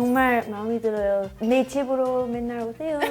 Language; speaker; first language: Korean; non-native, learner; English